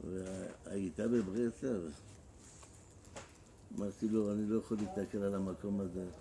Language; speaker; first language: Hebrew; non-native, fluent; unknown